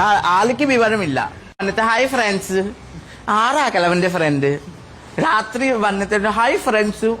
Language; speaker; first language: Malayalam; non-native, fluent; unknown